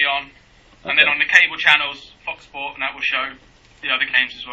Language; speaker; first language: English; native; English